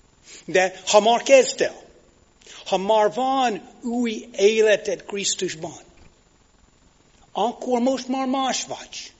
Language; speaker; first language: Hungarian; non-native, fluent; English